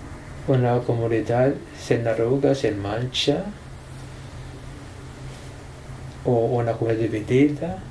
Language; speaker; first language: Spanish; non-native, fluent; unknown